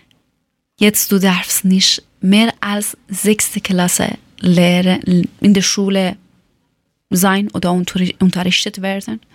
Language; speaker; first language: German; non-native, learner; Persian